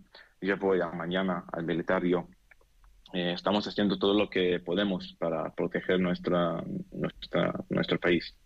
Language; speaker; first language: Spanish; non-native, learner; Hebrew